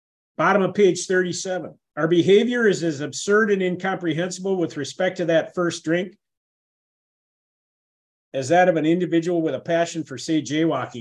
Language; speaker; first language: English; native; English